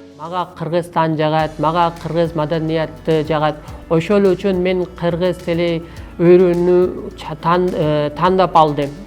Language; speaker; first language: Kyrgyz; non-native, learner; Urdu